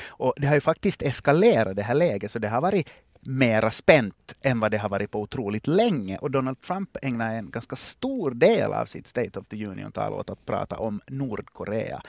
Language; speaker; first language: Swedish; native; Swedish